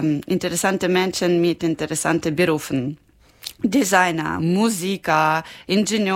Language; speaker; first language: German; non-native, learner; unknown